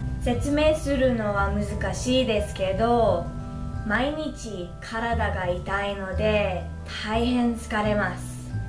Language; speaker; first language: Japanese; non-native, learner; English